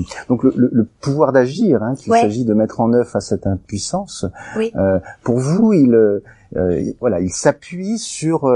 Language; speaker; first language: French; native; French